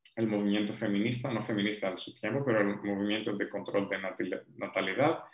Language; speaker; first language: Spanish; non-native, fluent; Greek